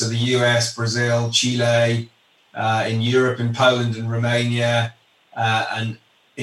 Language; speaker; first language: English; native; English